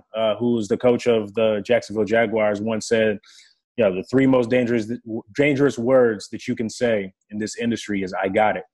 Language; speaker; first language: English; early bilingual, other home language; French